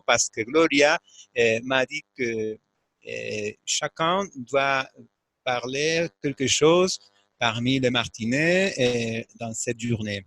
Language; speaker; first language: French; non-native, fluent; Spanish